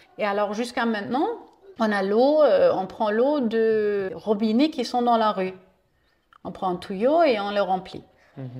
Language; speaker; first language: French; non-native, fluent; German